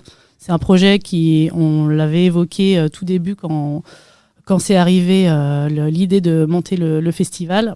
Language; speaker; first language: French; native; French